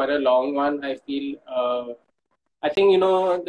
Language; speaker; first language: English; non-native, local second language; Hindi